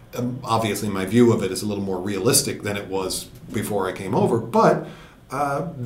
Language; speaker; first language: English; native; English